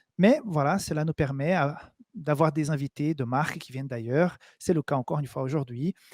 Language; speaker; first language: French; native; French